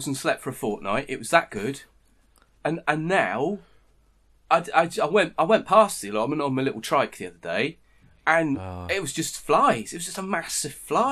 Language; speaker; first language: English; native; English